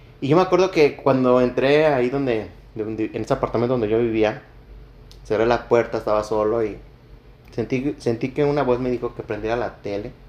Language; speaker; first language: Spanish; native; Spanish